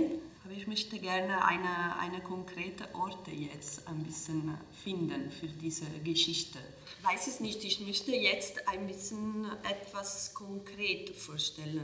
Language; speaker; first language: German; non-native, fluent; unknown